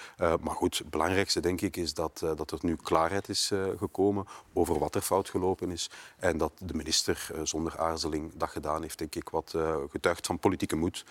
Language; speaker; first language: Dutch; native; Dutch